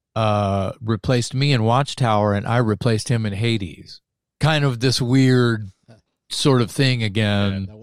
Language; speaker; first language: English; native; English